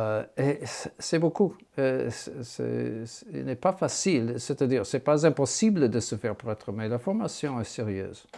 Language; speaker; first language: French; non-native, fluent; English